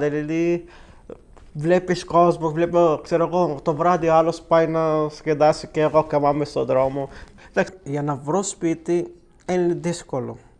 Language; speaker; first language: Greek; non-native, fluent; Arabic